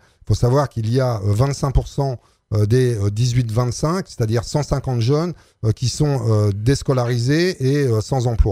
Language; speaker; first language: French; native; French